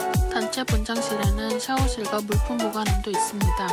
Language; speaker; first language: Korean; native; Korean